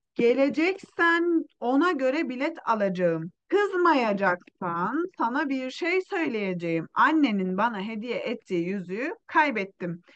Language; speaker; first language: Turkish; non-native, fluent; Uyghur